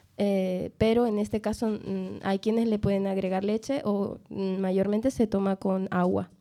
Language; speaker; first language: Spanish; native; Spanish